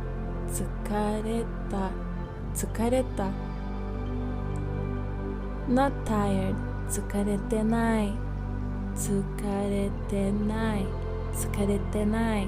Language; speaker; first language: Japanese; non-native, fluent; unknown